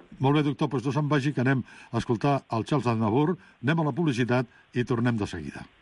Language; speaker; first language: Catalan; non-native, local second language; Spanish